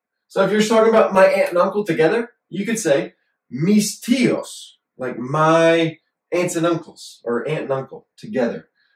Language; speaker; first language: English; native; English